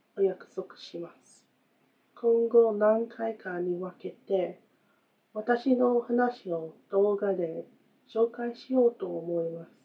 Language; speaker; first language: Japanese; non-native, fluent; English